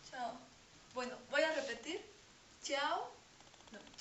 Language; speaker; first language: Spanish; non-native, fluent; French